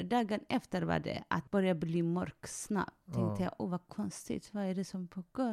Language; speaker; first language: Swedish; non-native, fluent; Tigrinya